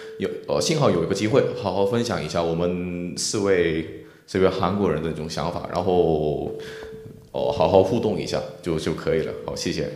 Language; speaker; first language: Chinese; non-native, fluent; Korean